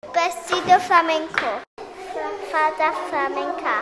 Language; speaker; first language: Spanish; non-native, learner; English